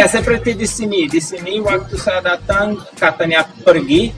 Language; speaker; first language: Indonesian; non-native, fluent; Portuguese